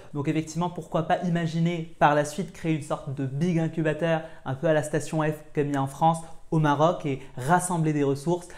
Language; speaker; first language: French; non-native, local second language; Arabic